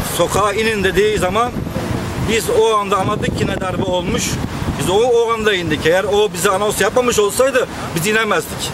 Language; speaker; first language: Turkish; native; Turkish